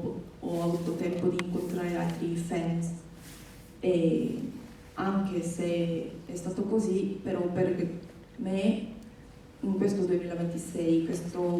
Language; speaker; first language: Italian; non-native, fluent; Korean